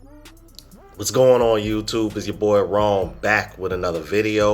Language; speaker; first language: English; native; English